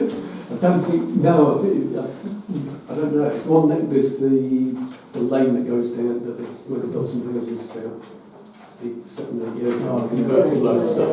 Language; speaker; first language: English; native; English